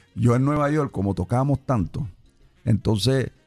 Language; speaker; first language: Spanish; early bilingual, heritage; Spanish